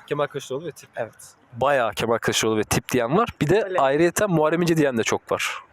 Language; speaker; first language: Turkish; native; Turkish